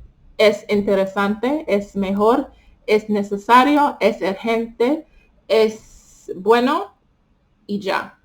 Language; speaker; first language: Spanish; early bilingual, heritage; Spanish